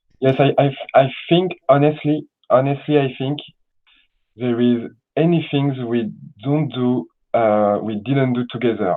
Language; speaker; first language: English; non-native, learner; French